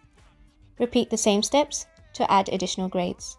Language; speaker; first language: English; native; English